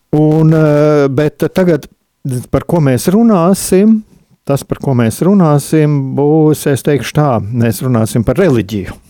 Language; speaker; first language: Latvian; native; Latvian